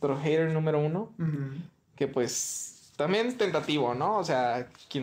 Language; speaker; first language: Spanish; native; Spanish